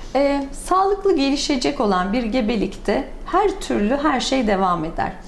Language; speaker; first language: Turkish; native; Turkish